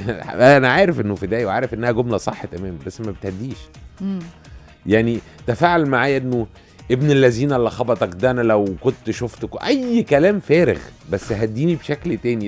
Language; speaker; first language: Arabic; native; Arabic